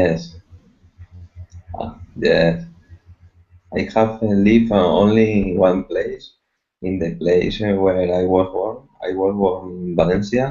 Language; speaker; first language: English; non-native, learner; Spanish